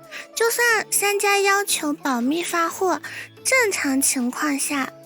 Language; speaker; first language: Chinese; native; Chinese